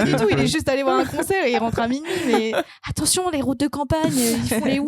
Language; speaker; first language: French; native; French